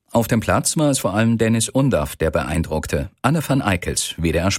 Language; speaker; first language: German; native; German